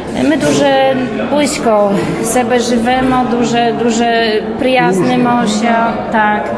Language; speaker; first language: Ukrainian; early bilingual, heritage; Polish